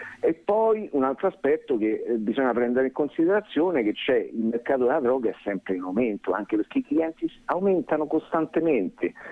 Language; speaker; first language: Italian; native; Italian